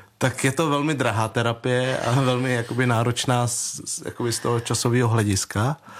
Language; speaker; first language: Czech; early bilingual, other home language; Vietnamese